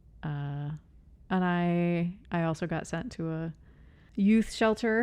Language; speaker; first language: English; native; English